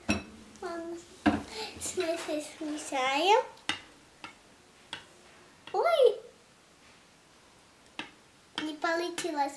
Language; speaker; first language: Russian; early bilingual, heritage; Russian